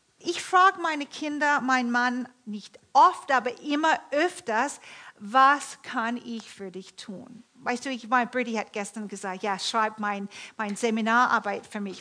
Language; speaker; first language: German; non-native, fluent; English